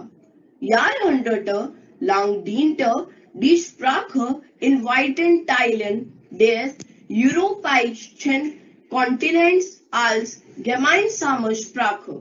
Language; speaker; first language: German; non-native, learner; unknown